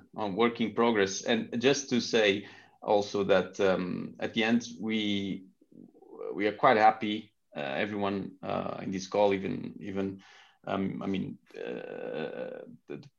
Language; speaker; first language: English; non-native, fluent; Portuguese